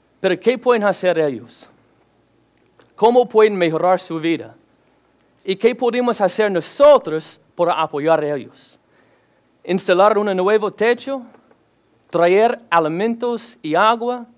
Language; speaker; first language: Spanish; non-native, learner; English